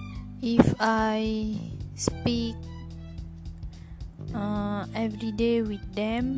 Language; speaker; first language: English; non-native, learner; Malay